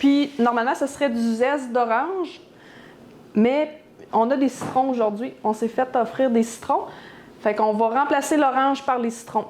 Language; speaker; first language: French; native; French